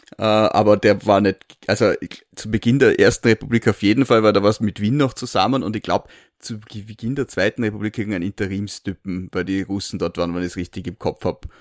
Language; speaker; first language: German; native; German